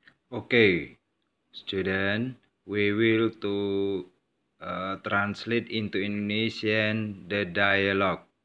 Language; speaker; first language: English; non-native, learner; Indonesian